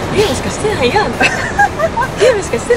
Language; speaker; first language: Japanese; native; Japanese